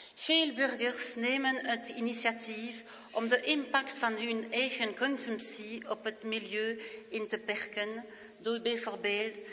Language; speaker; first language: Dutch; non-native, local second language; French